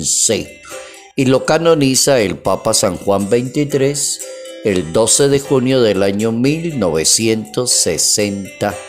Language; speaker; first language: Spanish; native; Spanish